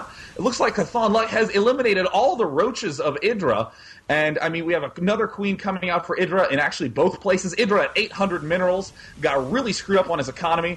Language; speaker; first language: English; native; English